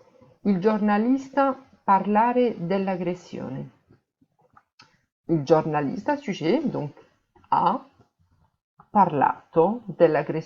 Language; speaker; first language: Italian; non-native, fluent; French